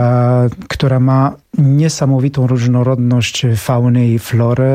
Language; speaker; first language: Polish; non-native, fluent; Romanian